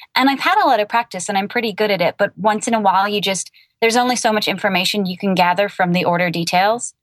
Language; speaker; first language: English; native; English